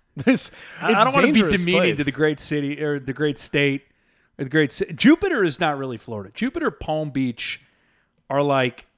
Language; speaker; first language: English; native; English